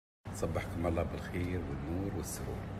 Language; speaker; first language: Arabic; native; Arabic